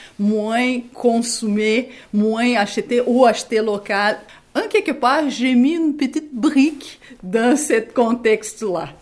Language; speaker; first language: French; non-native, fluent; Portuguese